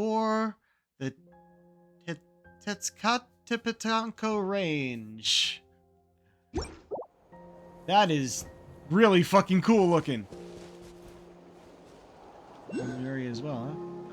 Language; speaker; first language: English; native; English